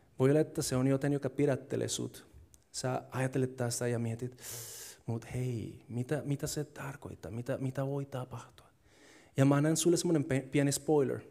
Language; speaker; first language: Finnish; non-native, fluent; Spanish